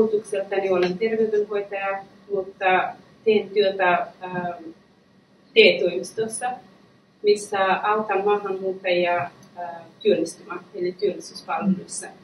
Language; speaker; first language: Finnish; non-native, fluent; Persian